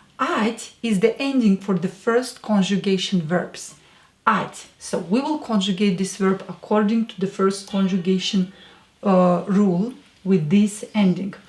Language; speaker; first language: English; non-native, fluent; Russian